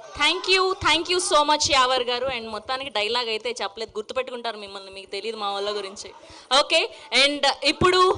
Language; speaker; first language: Telugu; native; Telugu